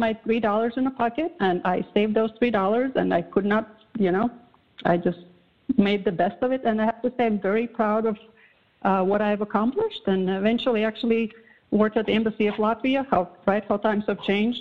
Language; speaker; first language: English; non-native, fluent; Latvian